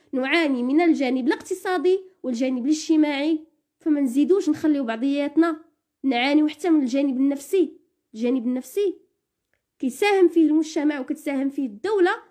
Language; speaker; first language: Arabic; native; Arabic